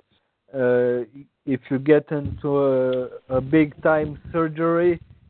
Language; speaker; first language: English; non-native, fluent; Romanian